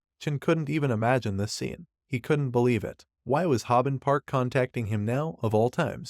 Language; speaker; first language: English; non-native, local second language; Hindi